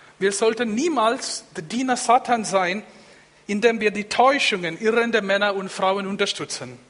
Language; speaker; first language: German; non-native, fluent; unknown